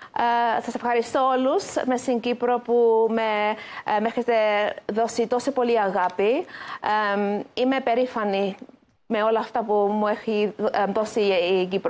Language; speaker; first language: Greek; early bilingual, heritage; Greek